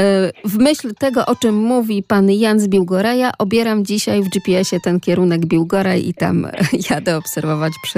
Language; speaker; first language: Polish; native; Polish